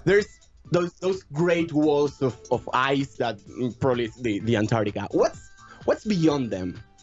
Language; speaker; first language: English; non-native, fluent; Spanish